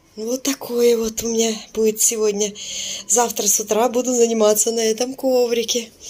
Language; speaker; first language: Russian; native; Russian